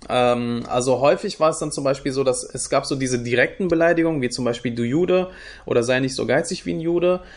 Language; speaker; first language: German; early bilingual, other home language; Turkish